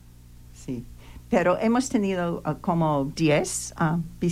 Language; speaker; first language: Spanish; non-native, learner; English